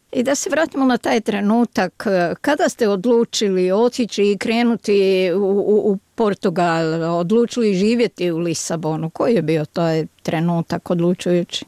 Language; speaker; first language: Serbian; native; Serbian